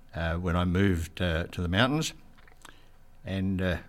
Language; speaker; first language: English; native; English